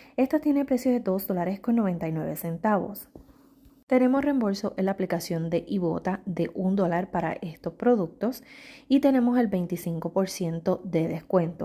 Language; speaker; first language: Spanish; native; Spanish